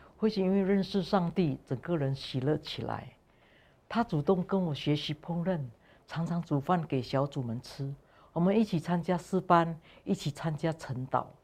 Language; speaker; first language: Chinese; non-native, fluent; Indonesian